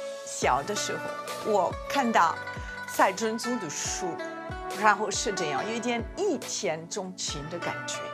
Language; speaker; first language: Chinese; non-native, fluent; French